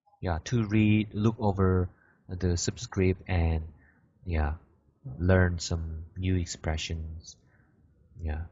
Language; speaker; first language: English; non-native, learner; Korean